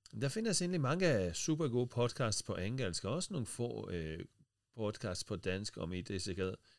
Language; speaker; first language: Danish; non-native, fluent; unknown